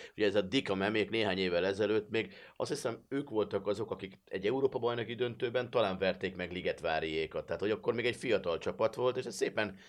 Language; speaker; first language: Hungarian; native; Hungarian